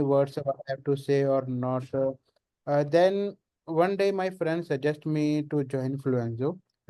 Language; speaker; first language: English; non-native, learner; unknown